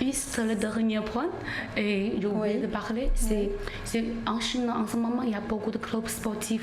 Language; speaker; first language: French; non-native, learner; Chinese